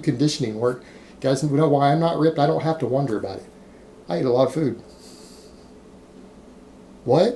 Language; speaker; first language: English; native; English